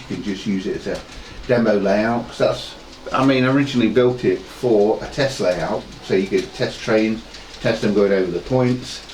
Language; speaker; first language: English; native; English